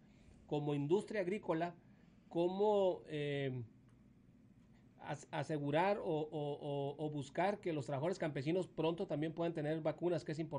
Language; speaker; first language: Spanish; native; Spanish